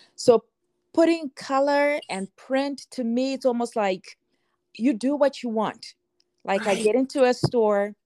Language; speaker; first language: English; non-native, local second language; Shona